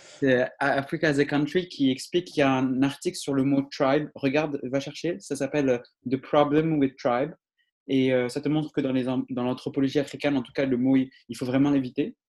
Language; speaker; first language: French; non-native, local second language; Arabic